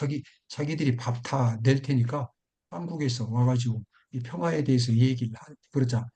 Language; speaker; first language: Korean; native; Korean